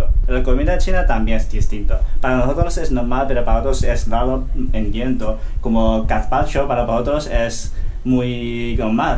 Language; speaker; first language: Spanish; non-native, learner; Chinese